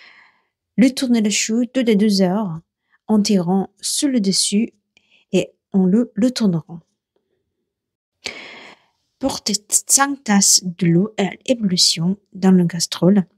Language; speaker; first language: French; non-native, learner; Korean